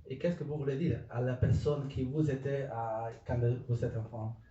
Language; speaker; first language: French; non-native, learner; Italian